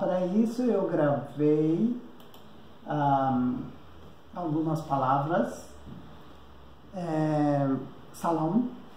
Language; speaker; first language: Portuguese; non-native, fluent; Persian